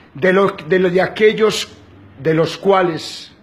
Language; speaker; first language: Spanish; native; Spanish